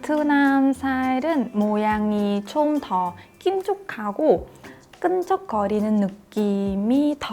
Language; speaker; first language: Korean; non-native, fluent; Vietnamese